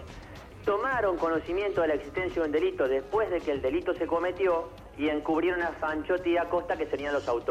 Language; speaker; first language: Spanish; native; Spanish